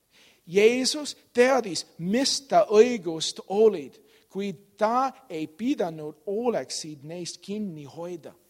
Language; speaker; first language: Estonian; non-native, learner; English